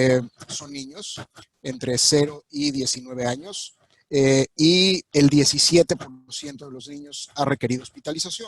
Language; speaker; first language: Spanish; native; Spanish